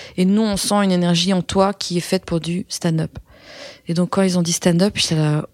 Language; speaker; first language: French; early bilingual, other home language; Persian